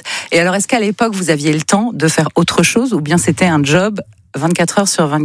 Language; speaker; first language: French; native; French